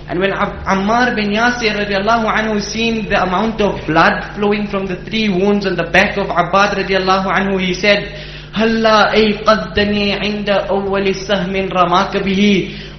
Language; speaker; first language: English; native; English